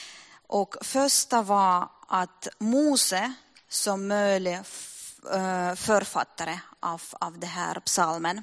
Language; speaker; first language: Swedish; non-native, fluent; Russian